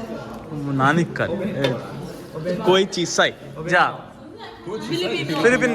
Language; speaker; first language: Japanese; non-native, learner; Hindi